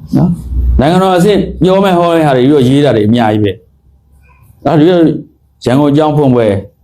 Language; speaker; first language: Burmese; native; Burmese